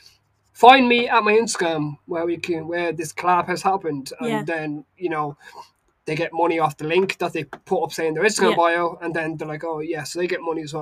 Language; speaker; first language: English; native; English